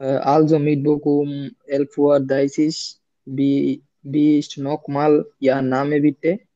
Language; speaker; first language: German; non-native, learner; Bangla